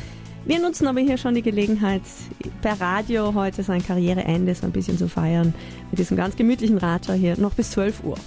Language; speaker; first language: German; native; German